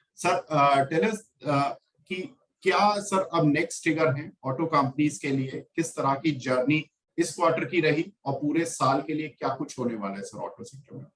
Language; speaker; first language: Hindi; native; Hindi